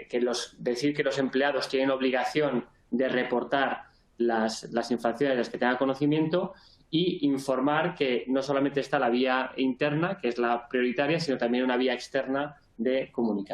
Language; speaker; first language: Spanish; native; Spanish